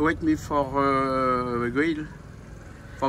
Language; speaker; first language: English; non-native, learner; French